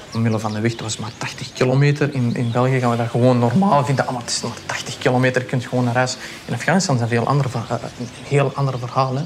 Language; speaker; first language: Dutch; early bilingual, other home language; Pashto